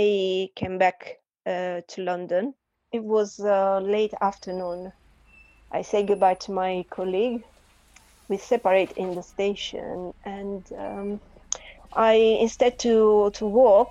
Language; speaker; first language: English; non-native, fluent; Italian